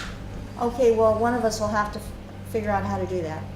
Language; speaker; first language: English; native; English